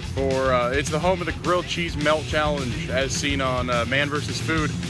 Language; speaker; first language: English; native; English